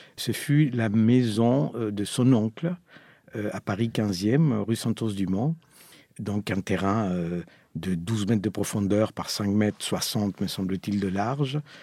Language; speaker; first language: French; non-native, fluent; Spanish